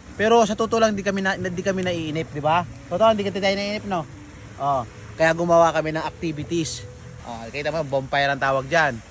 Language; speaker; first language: Filipino; native; Filipino